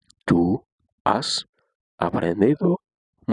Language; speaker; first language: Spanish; non-native, learner; Haitian Creole